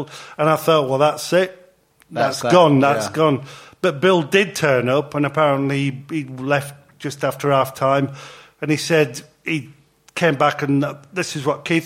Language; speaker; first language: English; native; English